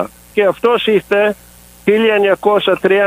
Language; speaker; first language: Greek; early bilingual, heritage; English